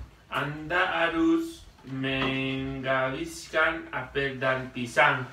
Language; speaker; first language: Indonesian; non-native, learner; Spanish